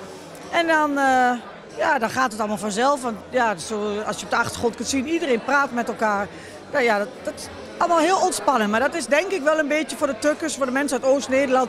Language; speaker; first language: Dutch; native; Dutch